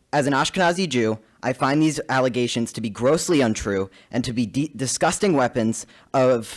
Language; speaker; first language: English; native; English